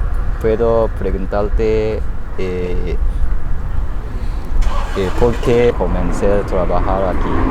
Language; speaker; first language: Spanish; non-native, learner; Japanese